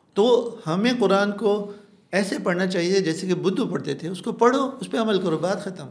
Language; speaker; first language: Urdu; non-native, local second language; Pashto